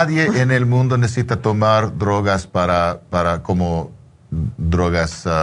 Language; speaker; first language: Spanish; early bilingual, heritage; English